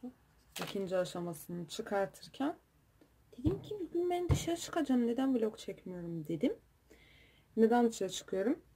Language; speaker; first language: Turkish; native; Turkish